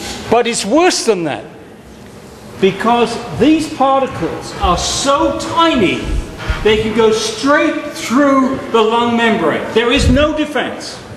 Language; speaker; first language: English; native; English